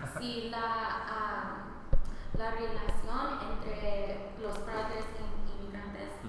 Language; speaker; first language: Spanish; early bilingual, heritage; Spanish